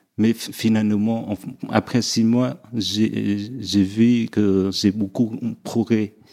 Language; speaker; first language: French; non-native, fluent; Vietnamese